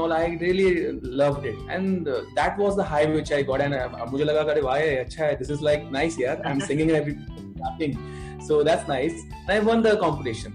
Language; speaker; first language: English; non-native, local second language; Bangla